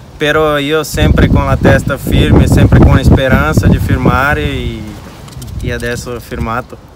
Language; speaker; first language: Italian; non-native, learner; Portuguese